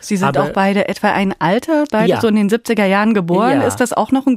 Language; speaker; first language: German; native; German